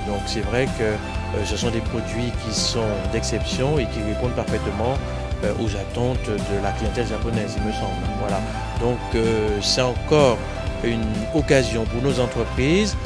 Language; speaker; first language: French; native; French